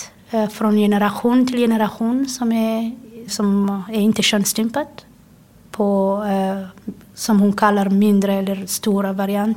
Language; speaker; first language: Swedish; non-native, fluent; Somali